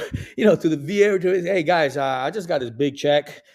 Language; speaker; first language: English; early bilingual, other home language; Spanish